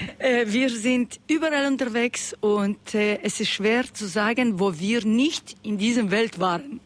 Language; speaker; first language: German; non-native, fluent; Russian